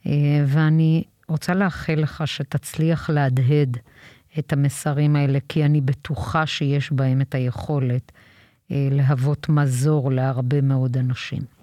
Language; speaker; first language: Hebrew; native; Hebrew